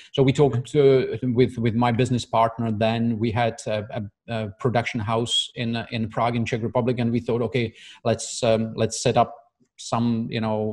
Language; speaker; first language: English; non-native, fluent; Czech